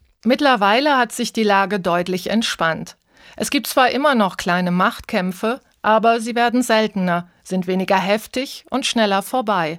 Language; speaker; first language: German; native; German